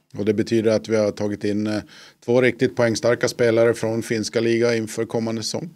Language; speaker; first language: Swedish; native; Swedish